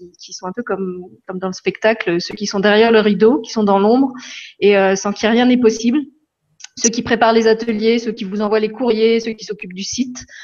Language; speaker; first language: French; native; French